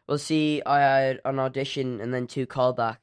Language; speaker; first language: English; native; English